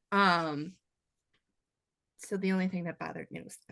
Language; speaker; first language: English; native; English